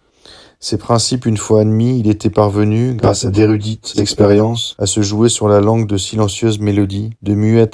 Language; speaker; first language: French; native; French